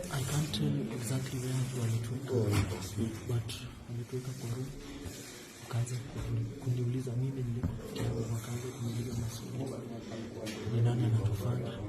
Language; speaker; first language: Swahili; native; Swahili